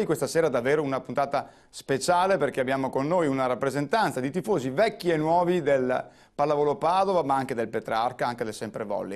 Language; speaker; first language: Italian; native; Italian